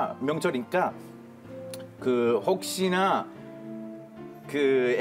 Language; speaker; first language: Korean; non-native, fluent; Hebrew